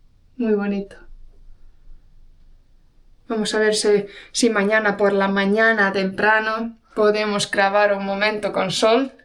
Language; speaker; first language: Spanish; non-native, fluent; Estonian